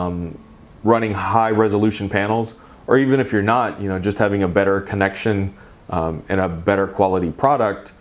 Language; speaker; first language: English; native; English